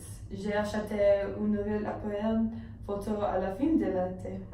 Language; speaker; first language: French; non-native, learner; English